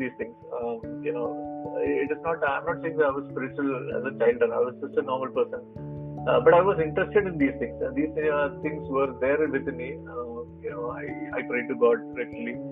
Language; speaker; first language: English; non-native, local second language; Malayalam